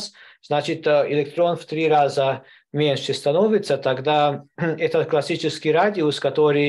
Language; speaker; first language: Russian; non-native, learner; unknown